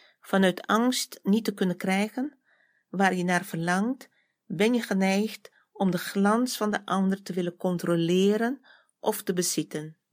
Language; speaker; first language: Dutch; native; Dutch